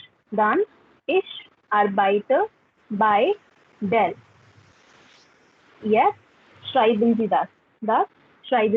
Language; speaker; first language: German; non-native, learner; Hindi